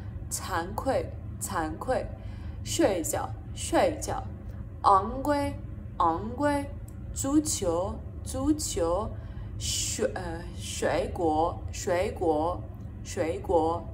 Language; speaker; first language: Chinese; non-native, fluent; Persian